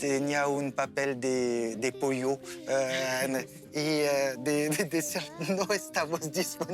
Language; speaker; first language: Spanish; non-native, learner; French